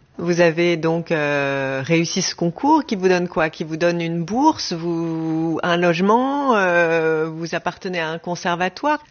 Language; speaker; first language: French; native; French